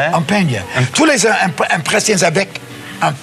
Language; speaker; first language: French; non-native, learner; English